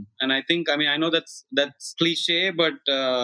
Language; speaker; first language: English; non-native, local second language; Malayalam